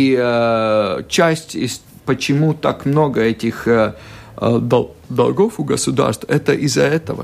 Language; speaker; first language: Russian; non-native, local second language; Latvian